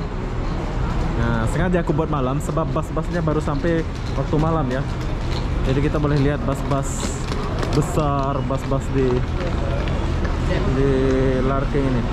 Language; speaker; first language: Indonesian; native; Indonesian